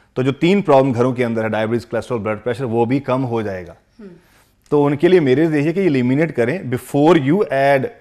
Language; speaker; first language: Hindi; non-native, local second language; Punjabi